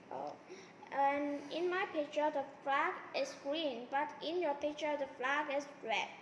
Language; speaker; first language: English; non-native, learner; Vietnamese